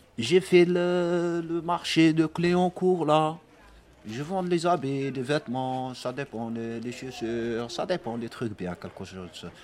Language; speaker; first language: French; non-native, local second language; Arabic